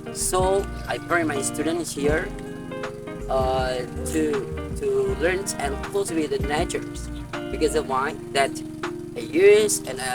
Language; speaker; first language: English; non-native, fluent; Indonesian